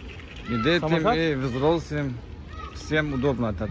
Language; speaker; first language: Russian; non-native, learner; Turkish